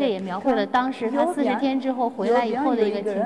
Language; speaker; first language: Chinese; native; Chinese